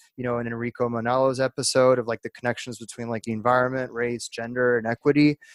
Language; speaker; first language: English; early bilingual, other home language; French